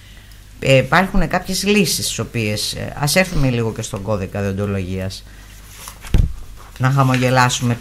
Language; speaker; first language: Greek; native; Greek